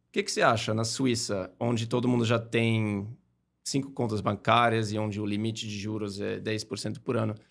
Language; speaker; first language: Portuguese; non-native, fluent; German